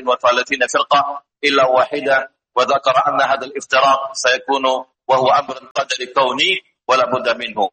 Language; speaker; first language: Arabic; non-native, fluent; Indonesian